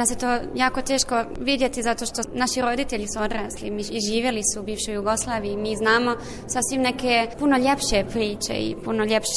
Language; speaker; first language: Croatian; early bilingual, heritage; Bosnian